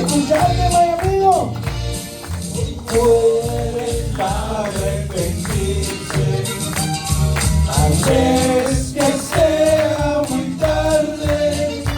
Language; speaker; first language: Spanish; native; Spanish